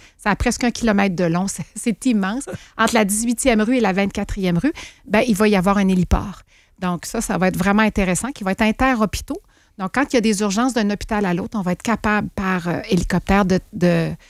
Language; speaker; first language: French; native; French